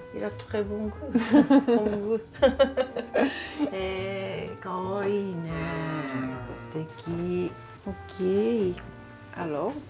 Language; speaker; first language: French; non-native, learner; Japanese